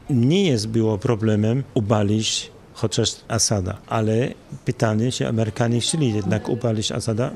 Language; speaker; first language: Polish; non-native, fluent; Arabic